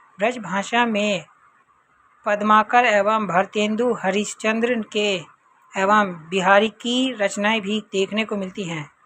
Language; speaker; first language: Hindi; native; Hindi